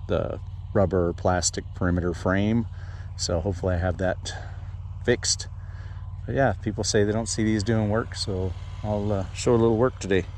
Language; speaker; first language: English; native; English